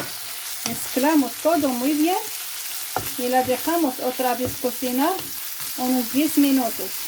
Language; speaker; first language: Spanish; non-native, fluent; Arabic